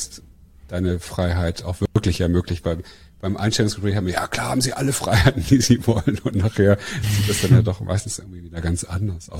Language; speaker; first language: German; native; German